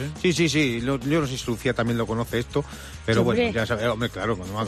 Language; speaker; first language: Spanish; native; Spanish